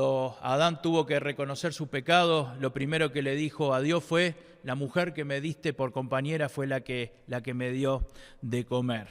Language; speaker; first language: Spanish; native; Spanish